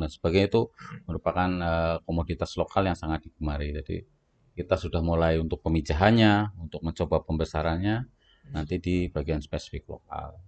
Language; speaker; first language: Indonesian; non-native, local second language; Javanese